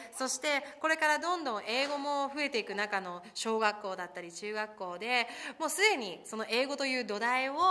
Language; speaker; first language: Japanese; early bilingual, other home language; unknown